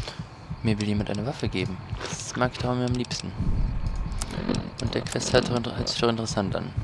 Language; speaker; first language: German; native; German